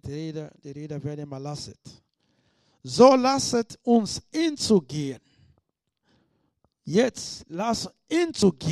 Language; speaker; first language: German; non-native, fluent; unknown